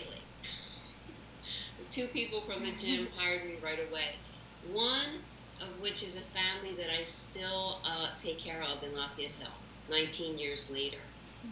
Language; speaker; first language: English; native; English